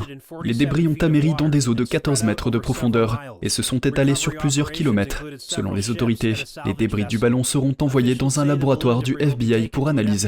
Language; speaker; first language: French; native; French